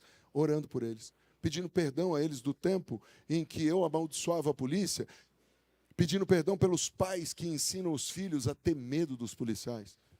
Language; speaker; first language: Portuguese; native; Portuguese